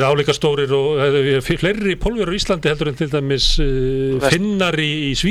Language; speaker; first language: Icelandic; native; Icelandic